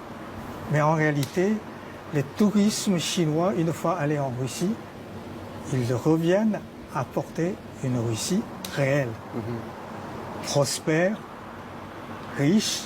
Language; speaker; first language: French; non-native, fluent; Chinese